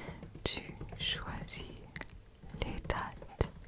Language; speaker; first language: French; non-native, learner; English